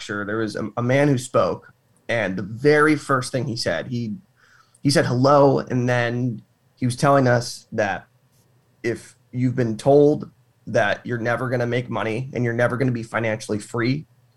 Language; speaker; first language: English; native; English